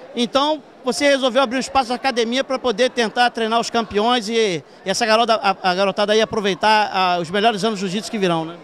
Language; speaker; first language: Portuguese; native; Portuguese